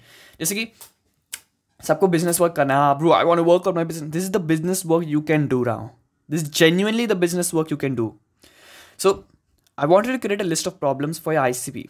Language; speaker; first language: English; non-native, local second language; Hindi